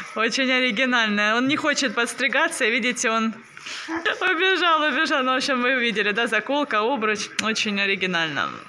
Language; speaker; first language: Russian; native; Russian